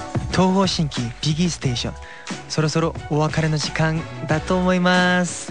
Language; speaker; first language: Japanese; non-native, fluent; Korean